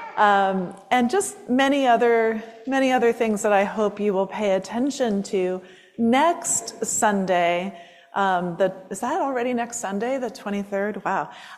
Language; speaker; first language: English; native; English